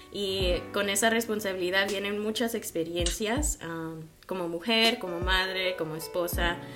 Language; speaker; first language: Spanish; early bilingual, heritage; Spanish